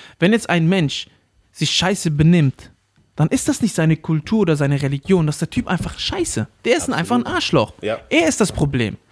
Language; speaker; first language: German; early bilingual, other home language; Arabic